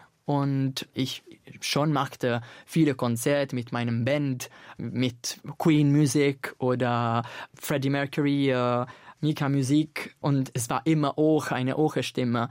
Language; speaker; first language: German; non-native, fluent; Italian